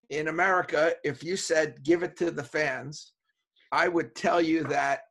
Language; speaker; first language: English; native; English